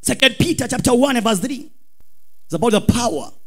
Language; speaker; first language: English; non-native, local second language; Swahili